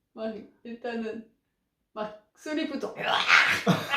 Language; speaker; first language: Korean; non-native, learner; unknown